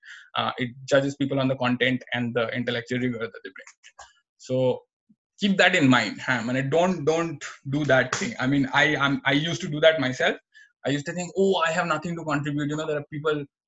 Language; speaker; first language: English; non-native, local second language; Bangla